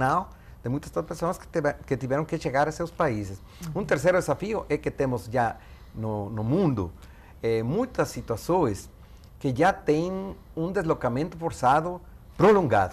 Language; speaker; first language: Portuguese; non-native, fluent; Spanish